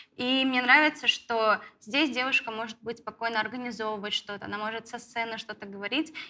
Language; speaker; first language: Russian; native; Russian